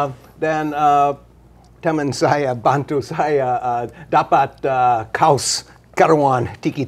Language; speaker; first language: Indonesian; non-native, learner; English